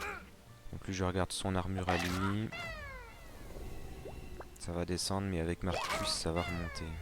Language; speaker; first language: French; native; French